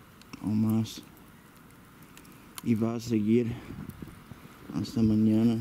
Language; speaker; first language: Spanish; early bilingual, heritage; Spanish